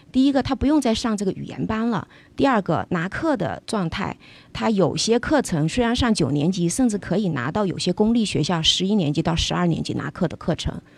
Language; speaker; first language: Chinese; native; Chinese